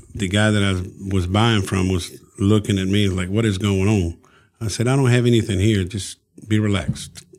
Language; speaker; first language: English; early bilingual, other home language; Spanish